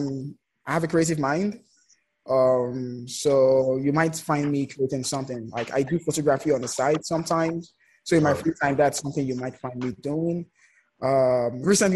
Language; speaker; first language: English; non-native, local second language; Yoruba